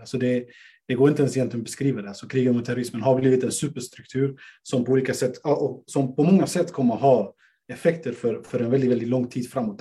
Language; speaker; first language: Swedish; native; Swedish